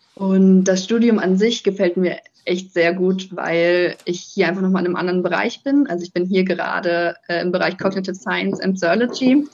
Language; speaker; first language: German; native; German